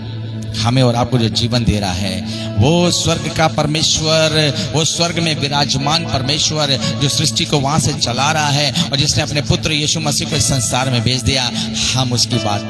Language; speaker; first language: Hindi; native; Hindi